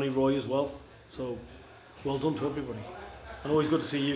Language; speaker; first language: English; native; English